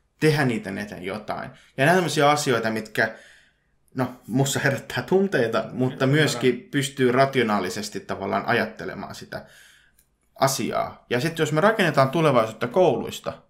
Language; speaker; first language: Finnish; early bilingual, other home language; Punjabi